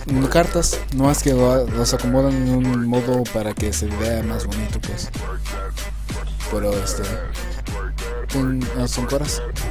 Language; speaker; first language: Spanish; early bilingual, heritage; Spanish